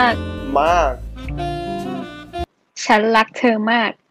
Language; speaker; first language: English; non-native, learner; Thai